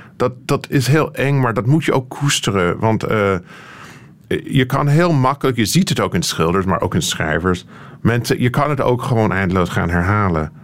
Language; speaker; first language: Dutch; non-native, fluent; English